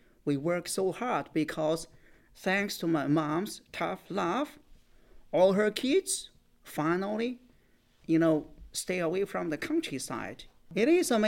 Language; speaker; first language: English; non-native, fluent; Chinese